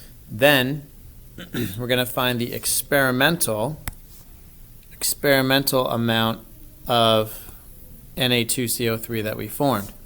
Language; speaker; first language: English; native; English